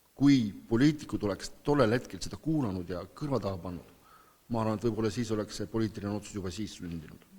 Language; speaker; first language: Estonian; non-native, local second language; Russian